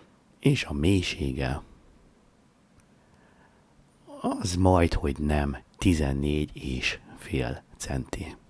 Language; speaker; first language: Hungarian; native; Hungarian